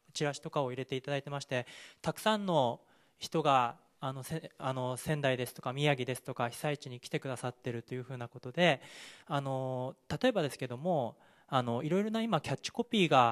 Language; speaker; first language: Japanese; native; Japanese